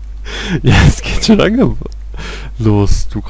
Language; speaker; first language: German; native; German